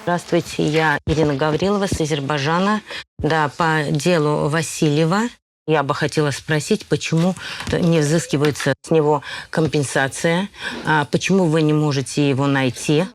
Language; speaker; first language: Russian; native; Russian